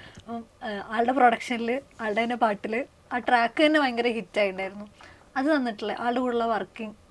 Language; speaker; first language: Malayalam; native; Malayalam